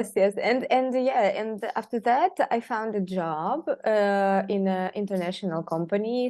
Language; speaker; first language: English; non-native, fluent; Russian